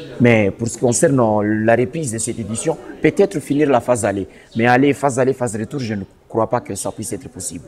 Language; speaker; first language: French; non-native, local second language; Swahili